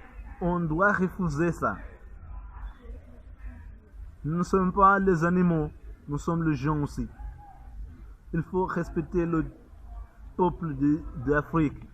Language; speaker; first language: French; non-native, learner; Portuguese